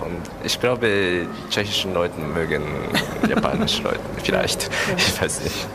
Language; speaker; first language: German; non-native, learner; Japanese